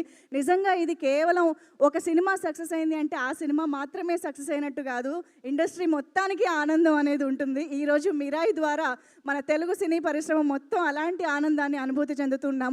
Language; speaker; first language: Telugu; native; Telugu